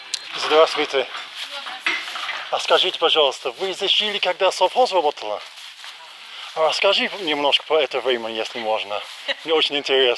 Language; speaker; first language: Russian; non-native, learner; English